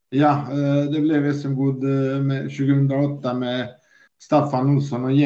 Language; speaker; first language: Swedish; non-native, fluent; Serbian